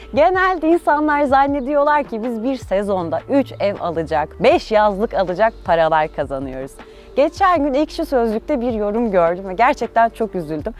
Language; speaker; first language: Turkish; early bilingual, heritage; Turkish